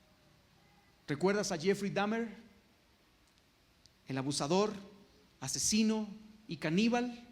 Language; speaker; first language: Spanish; native; Spanish